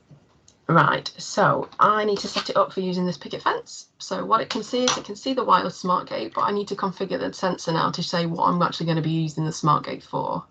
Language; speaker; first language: English; native; English